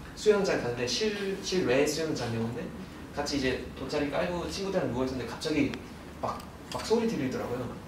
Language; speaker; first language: Korean; non-native, fluent; German